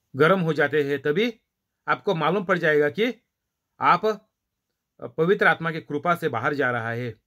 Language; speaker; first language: Hindi; non-native, local second language; Marathi